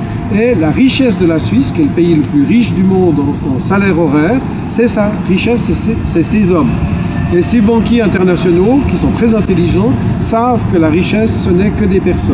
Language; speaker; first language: French; native; French